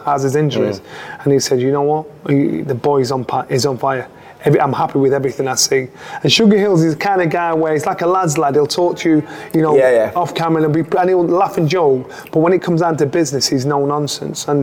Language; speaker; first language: English; native; English